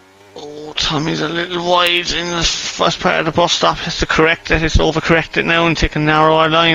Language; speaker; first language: English; native; English